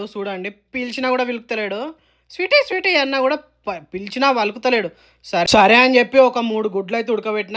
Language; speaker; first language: Telugu; native; Telugu